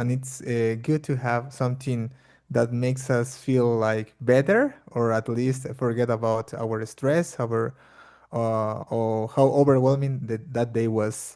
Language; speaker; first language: English; non-native, fluent; Portuguese